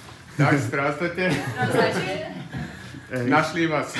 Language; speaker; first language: Russian; non-native, fluent; German